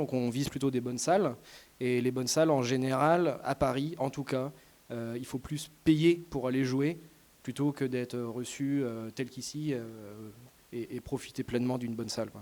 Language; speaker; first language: French; native; French